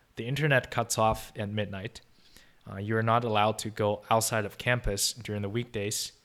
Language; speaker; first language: English; non-native, fluent; Chinese